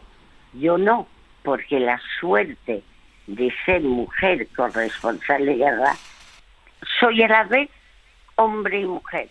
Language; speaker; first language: Spanish; early bilingual, other home language; French